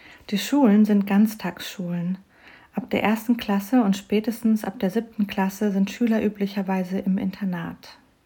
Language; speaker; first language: German; native; German